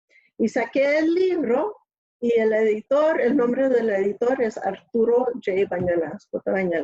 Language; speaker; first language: Spanish; early bilingual, other home language; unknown